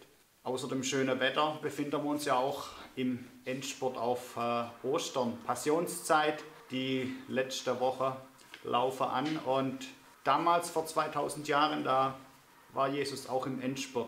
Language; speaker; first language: German; native; German